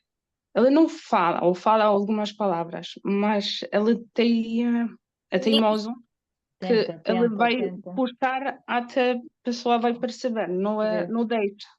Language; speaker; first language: Portuguese; non-native, learner; Polish